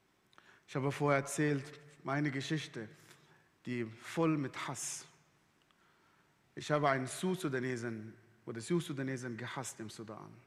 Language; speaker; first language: German; non-native, fluent; Arabic